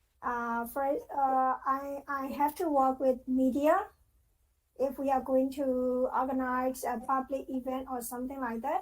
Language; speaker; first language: English; non-native, fluent; Burmese